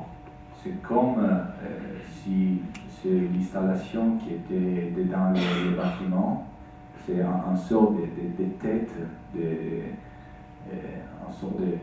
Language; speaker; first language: French; non-native, fluent; Italian